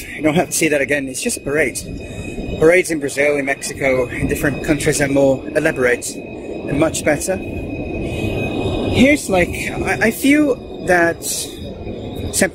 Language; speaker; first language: English; non-native, fluent; Portuguese